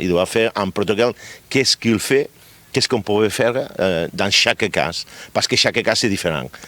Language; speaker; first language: French; non-native, fluent; Catalan